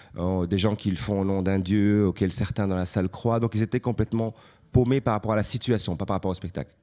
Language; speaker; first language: French; native; French